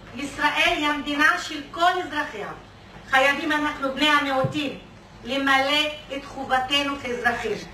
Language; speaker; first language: Hebrew; non-native, local second language; Arabic